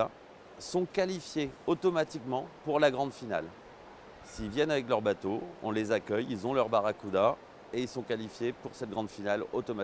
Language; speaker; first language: French; native; French